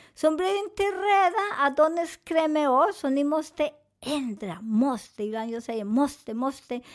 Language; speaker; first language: Swedish; non-native, fluent; Spanish